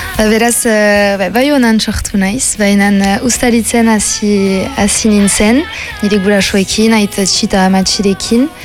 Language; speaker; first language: Basque; non-native, local second language; French